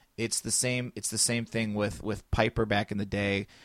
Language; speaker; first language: English; native; English